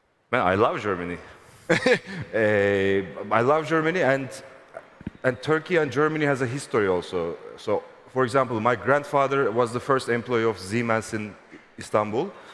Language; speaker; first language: English; non-native, fluent; Turkish